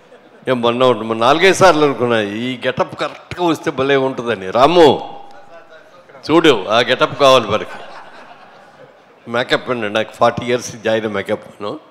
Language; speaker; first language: Telugu; native; Telugu